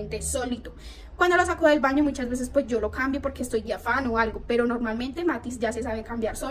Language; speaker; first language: Spanish; native; Spanish